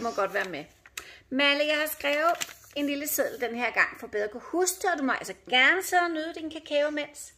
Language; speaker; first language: Danish; native; Danish